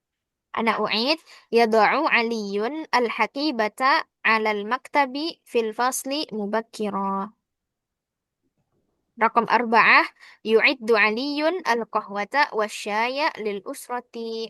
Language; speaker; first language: Arabic; non-native, fluent; Indonesian